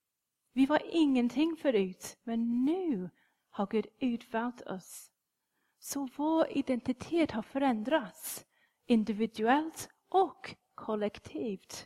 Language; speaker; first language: Swedish; non-native, fluent; English